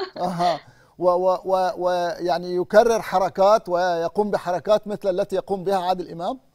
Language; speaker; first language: Arabic; native; Arabic